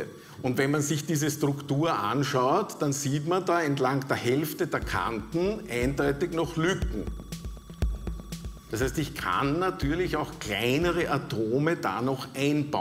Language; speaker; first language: German; native; German